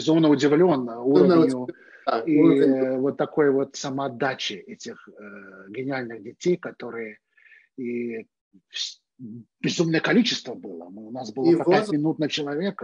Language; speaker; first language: Russian; native; Russian